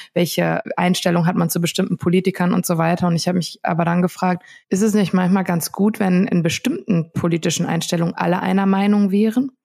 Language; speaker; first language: German; native; German